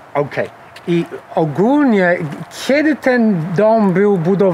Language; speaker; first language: Polish; non-native, fluent; English